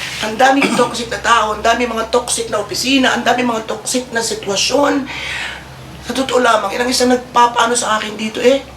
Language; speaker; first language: Filipino; native; Filipino